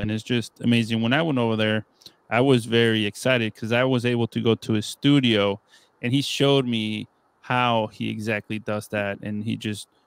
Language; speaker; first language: English; non-native, fluent; Spanish